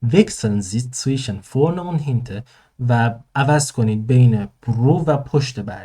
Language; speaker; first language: German; non-native, learner; Persian